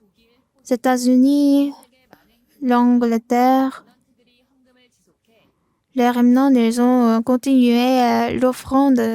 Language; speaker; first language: French; non-native, learner; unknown